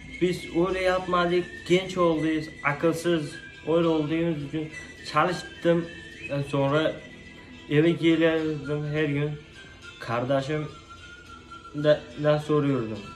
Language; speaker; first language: Turkish; non-native, learner; Uzbek